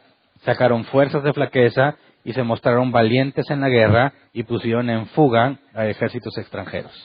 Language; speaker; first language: Spanish; native; Spanish